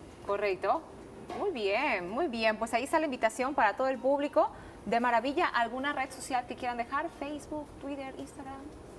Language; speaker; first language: Spanish; native; Spanish